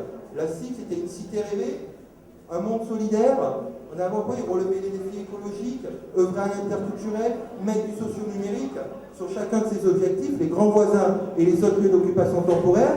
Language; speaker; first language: French; native; French